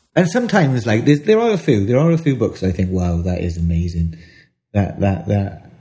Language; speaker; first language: English; native; English